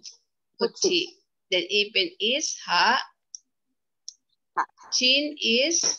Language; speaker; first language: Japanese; non-native, fluent; Filipino